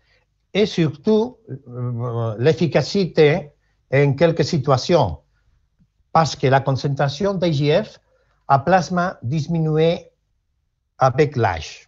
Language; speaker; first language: French; non-native, learner; Spanish